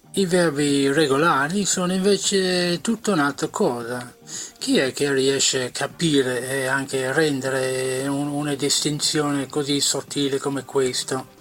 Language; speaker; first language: Italian; non-native, fluent; English